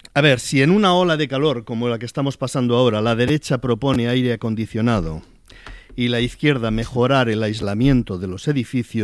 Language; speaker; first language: Spanish; native; Spanish